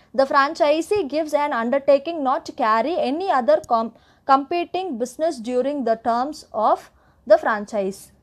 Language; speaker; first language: English; non-native, local second language; Tamil